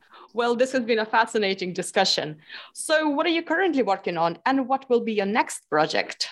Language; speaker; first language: English; non-native, fluent; Lithuanian